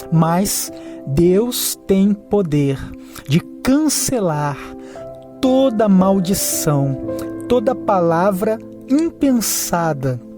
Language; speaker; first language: Portuguese; native; Portuguese